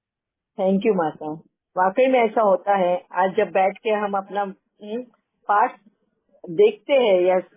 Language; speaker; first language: Hindi; native; Hindi